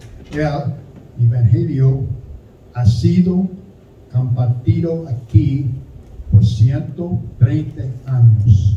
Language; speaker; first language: Spanish; non-native, learner; German